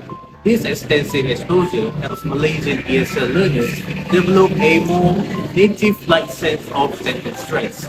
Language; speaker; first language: English; non-native, local second language; Malay